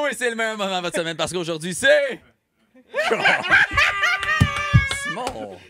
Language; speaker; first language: French; native; French